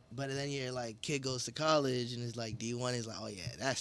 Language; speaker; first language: English; native; English